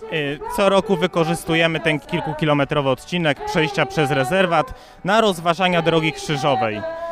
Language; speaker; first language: Polish; native; Polish